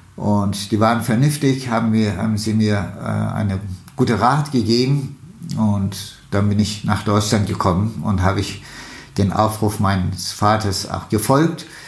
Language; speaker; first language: German; non-native, fluent; Turkish